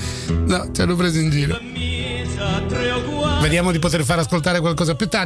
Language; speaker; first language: Italian; native; Italian